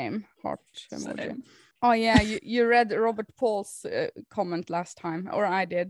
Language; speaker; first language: English; non-native, fluent; Norwegian